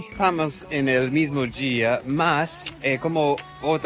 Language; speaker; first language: Portuguese; non-native, fluent; English